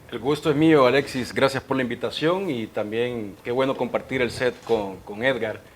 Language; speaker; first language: Spanish; native; Spanish